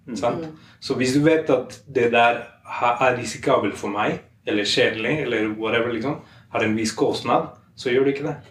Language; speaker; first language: Norwegian; non-native, fluent; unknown